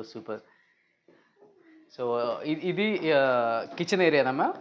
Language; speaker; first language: Telugu; native; Telugu